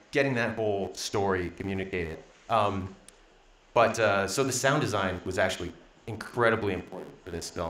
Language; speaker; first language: English; native; English